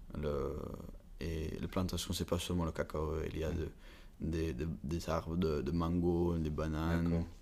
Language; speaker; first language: French; non-native, learner; Dutch